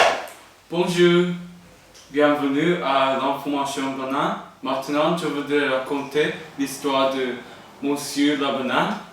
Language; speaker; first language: French; non-native, learner; English